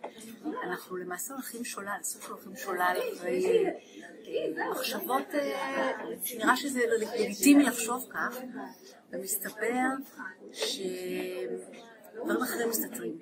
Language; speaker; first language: Hebrew; native; Hebrew